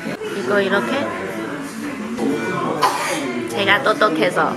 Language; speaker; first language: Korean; non-native, learner; Chinese